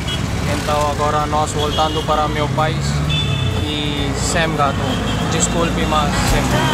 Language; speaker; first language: Portuguese; non-native, learner; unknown